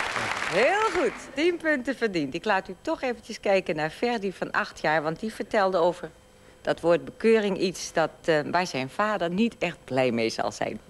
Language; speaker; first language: Dutch; native; Dutch